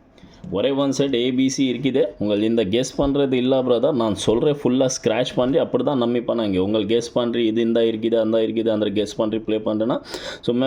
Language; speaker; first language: Tamil; non-native, learner; Kannada